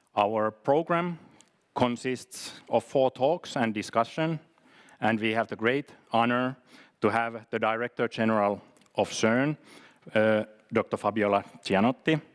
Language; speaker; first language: English; non-native, fluent; Finnish